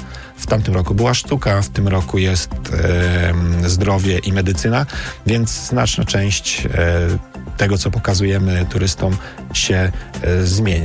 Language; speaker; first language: Polish; native; Polish